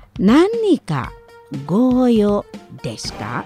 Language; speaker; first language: Japanese; non-native, fluent; Indonesian